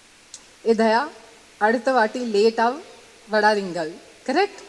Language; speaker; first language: Tamil; non-native, learner; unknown